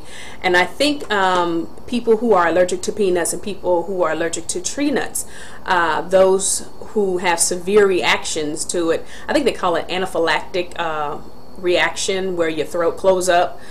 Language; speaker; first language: English; native; English